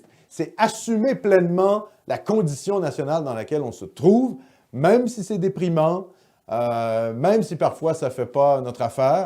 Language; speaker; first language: French; native; French